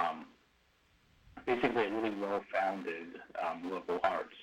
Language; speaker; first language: English; native; English